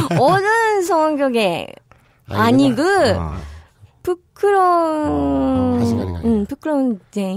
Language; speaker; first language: Korean; non-native, learner; Japanese